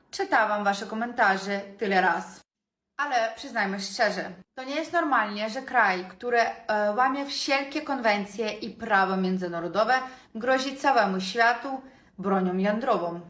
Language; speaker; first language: Polish; non-native, fluent; Ukrainian